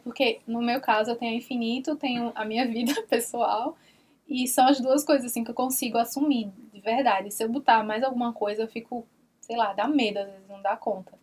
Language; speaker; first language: Portuguese; native; Portuguese